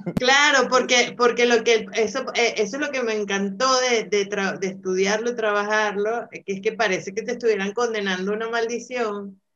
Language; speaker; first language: Spanish; native; Spanish